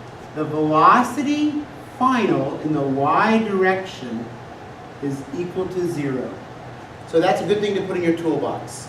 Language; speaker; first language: English; native; English